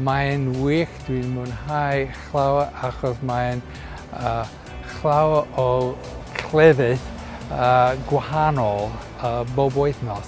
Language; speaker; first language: Welsh; non-native, learner; English